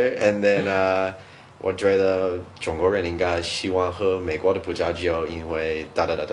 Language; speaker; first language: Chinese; non-native, fluent; English